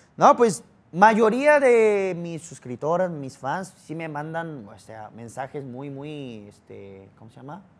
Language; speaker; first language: Spanish; early bilingual, other home language; Korean